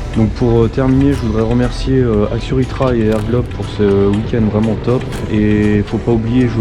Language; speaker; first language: French; native; French